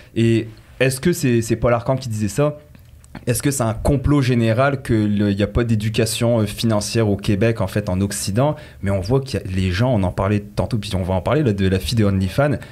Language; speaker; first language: French; native; French